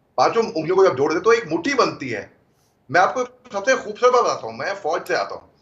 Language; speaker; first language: Hindi; native; Hindi